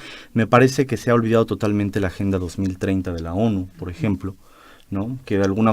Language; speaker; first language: Spanish; native; Spanish